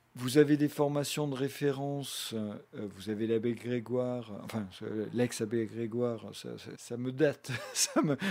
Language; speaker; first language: French; native; French